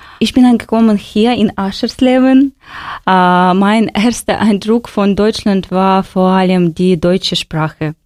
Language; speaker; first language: German; non-native, learner; Russian